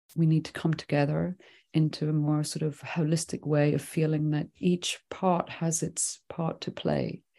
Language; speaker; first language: English; early bilingual, other home language; Swedish